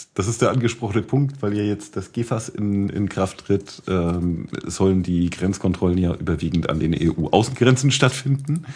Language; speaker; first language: German; native; German